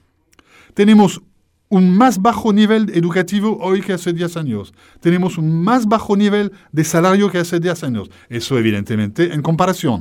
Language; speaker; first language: Spanish; native; Spanish